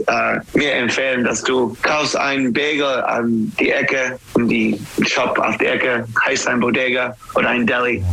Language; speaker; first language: German; non-native, learner; English